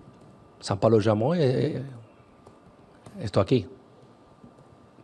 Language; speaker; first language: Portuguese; non-native, learner; Spanish